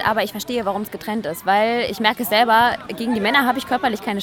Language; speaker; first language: German; native; German